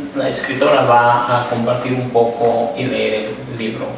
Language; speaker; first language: Spanish; native; Spanish